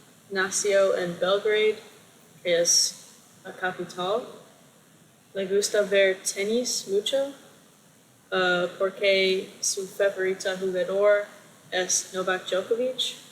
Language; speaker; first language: Spanish; non-native, learner; English